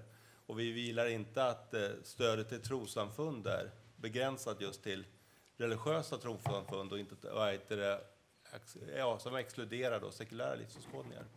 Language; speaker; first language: Swedish; native; Swedish